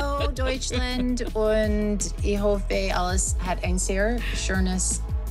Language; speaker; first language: German; non-native, learner; English